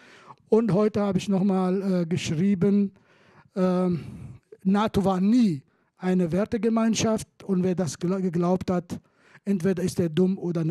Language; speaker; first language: German; non-native, fluent; Kurdish